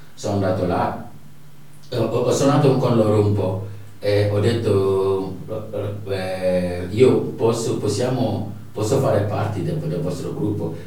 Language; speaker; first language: Italian; non-native, fluent; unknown